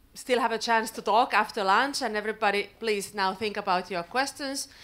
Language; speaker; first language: English; non-native, fluent; Finnish